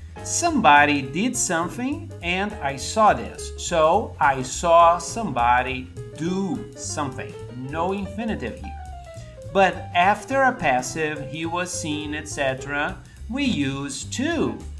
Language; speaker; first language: English; non-native, fluent; Portuguese